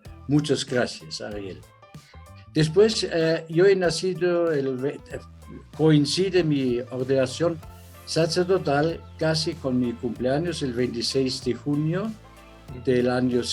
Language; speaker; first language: Spanish; non-native, fluent; German